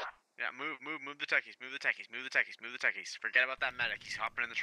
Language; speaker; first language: English; native; English